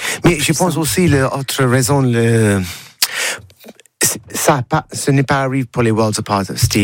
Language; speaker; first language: French; non-native, learner; English